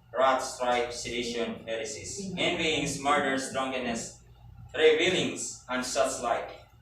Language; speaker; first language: English; non-native, local second language; Filipino